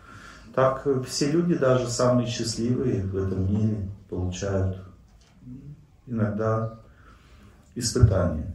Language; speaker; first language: Russian; native; Russian